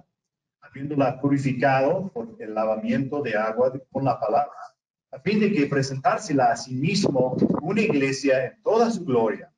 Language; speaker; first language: Spanish; non-native, fluent; English